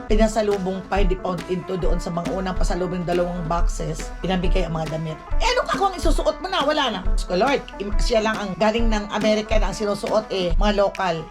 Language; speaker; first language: Filipino; non-native, local second language; Aklanon